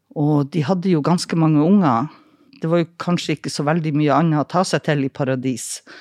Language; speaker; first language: Norwegian; native; Norwegian